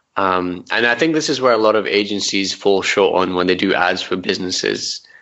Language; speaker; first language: English; early bilingual, other home language; Arabic